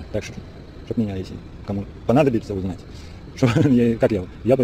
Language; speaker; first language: Russian; native; Russian